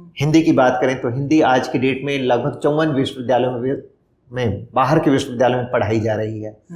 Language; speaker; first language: Hindi; non-native, local second language; Bhojpuri